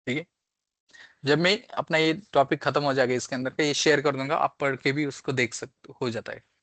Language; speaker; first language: Hindi; non-native, local second language; Marathi